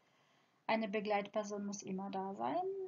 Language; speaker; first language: German; non-native, fluent; Croatian